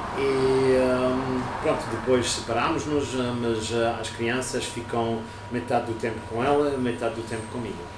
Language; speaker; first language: Portuguese; non-native, fluent; German